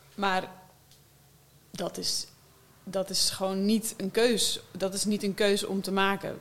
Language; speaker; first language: Dutch; native; Dutch